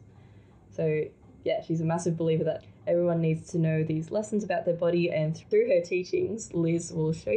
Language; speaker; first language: English; non-native, local second language; Filipino